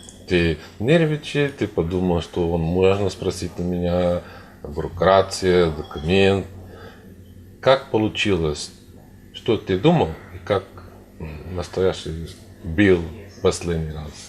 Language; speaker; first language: Russian; non-native, learner; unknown